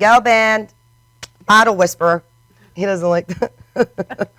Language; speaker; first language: English; native; English